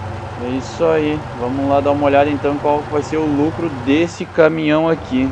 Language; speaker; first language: Portuguese; native; Portuguese